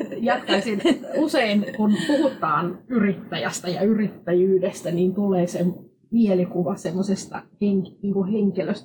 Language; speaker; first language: Finnish; non-native, fluent; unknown